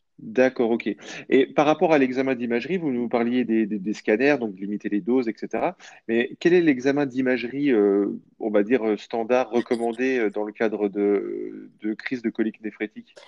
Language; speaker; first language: French; native; French